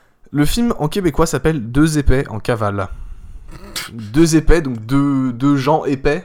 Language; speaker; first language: French; native; French